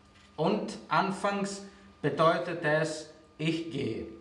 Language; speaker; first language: German; non-native, fluent; Greek